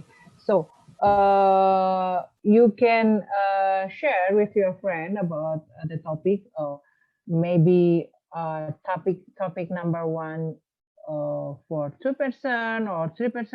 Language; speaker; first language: English; non-native, fluent; Indonesian